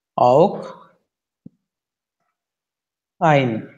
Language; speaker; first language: German; non-native, learner; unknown